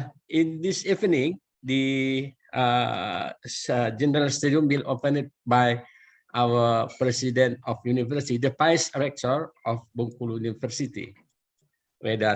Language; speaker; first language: English; non-native, learner; Indonesian